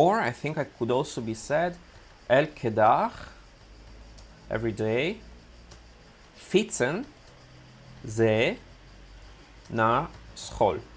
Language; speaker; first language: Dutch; non-native, fluent; Italian